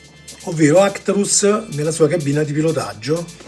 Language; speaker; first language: Italian; native; Italian